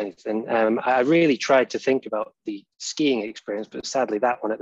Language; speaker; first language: English; native; English